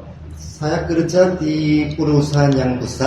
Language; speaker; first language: Indonesian; non-native, learner; Korean